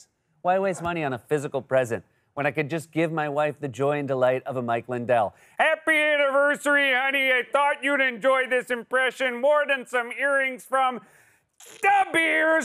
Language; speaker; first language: English; native; English